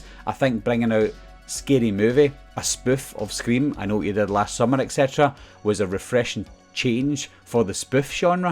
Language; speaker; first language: English; native; English